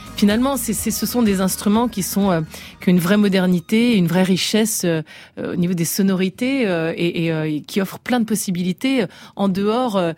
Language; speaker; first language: French; native; French